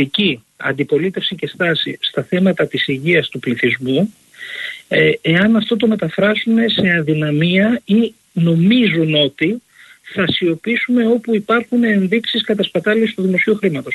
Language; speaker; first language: Greek; native; Greek